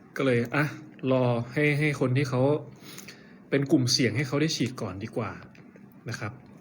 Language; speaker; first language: Thai; native; Thai